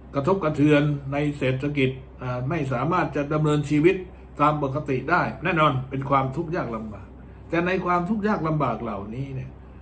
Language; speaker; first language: Thai; native; Thai